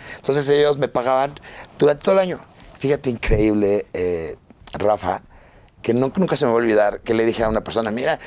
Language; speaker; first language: Spanish; native; Spanish